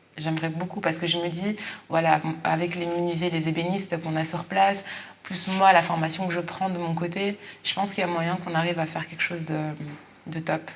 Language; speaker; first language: French; native; French